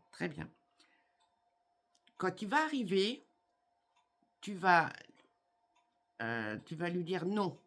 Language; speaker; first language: French; native; French